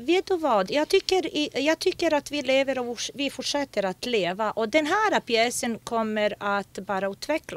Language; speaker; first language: Swedish; non-native, fluent; Bosnian